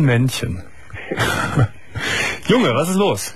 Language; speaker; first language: German; native; German